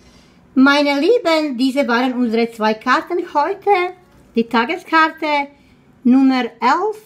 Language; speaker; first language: German; non-native, fluent; Croatian